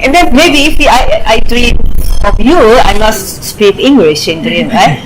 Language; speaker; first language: English; non-native, fluent; Japanese